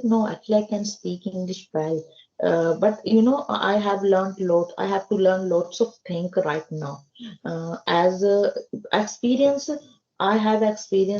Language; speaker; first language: English; non-native, learner; Hindi